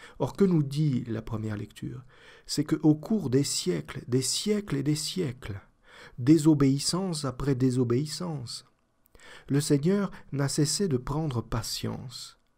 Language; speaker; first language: French; native; French